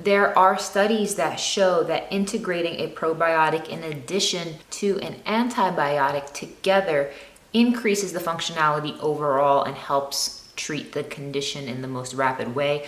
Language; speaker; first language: English; native; English